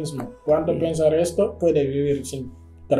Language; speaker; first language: Spanish; non-native, learner; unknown